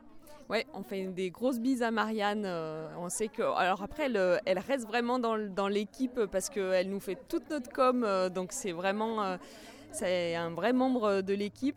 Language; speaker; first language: French; native; French